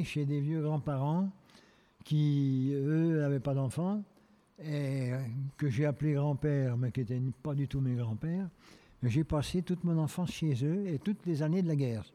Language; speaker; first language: French; native; French